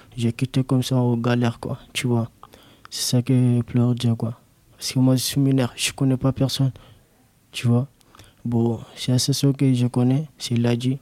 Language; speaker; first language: French; non-native, local second language; Soninke